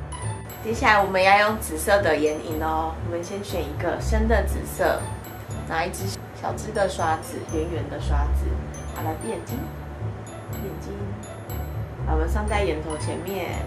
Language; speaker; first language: Chinese; native; Chinese